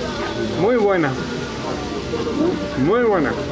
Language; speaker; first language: Spanish; non-native, learner; Danish